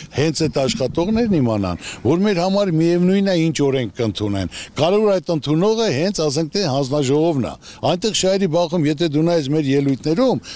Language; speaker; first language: Armenian; native; Armenian